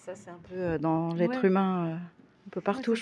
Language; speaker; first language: French; native; French